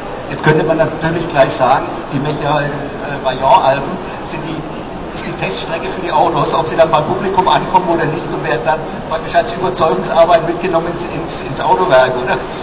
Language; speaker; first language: German; native; German